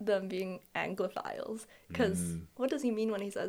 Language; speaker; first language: English; non-native, local second language; Cantonese